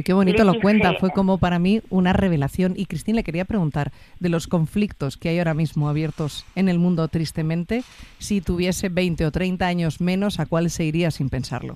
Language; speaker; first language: Spanish; native; Spanish